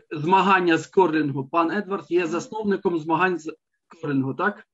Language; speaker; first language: Ukrainian; native; Ukrainian